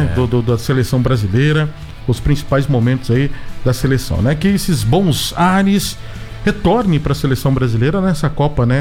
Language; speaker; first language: Portuguese; native; Portuguese